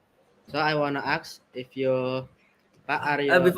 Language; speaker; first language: English; non-native, learner; Indonesian